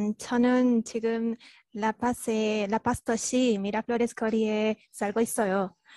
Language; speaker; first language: Korean; non-native, learner; Spanish